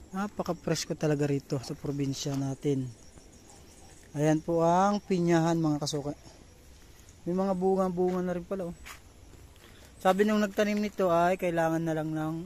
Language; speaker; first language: Filipino; non-native, local second language; Bikol